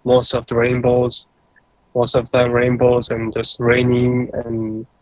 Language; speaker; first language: English; non-native, learner; Persian